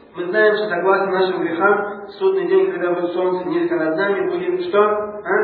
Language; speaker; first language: Russian; non-native, local second language; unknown